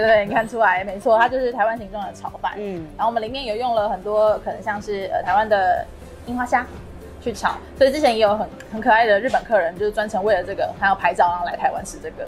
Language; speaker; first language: Chinese; native; Chinese